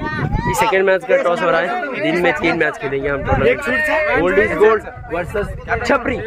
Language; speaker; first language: Hindi; native; Hindi